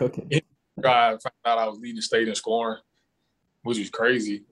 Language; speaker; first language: English; native; English